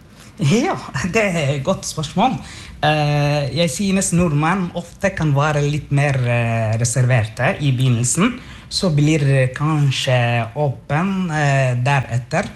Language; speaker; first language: Norwegian; non-native, fluent; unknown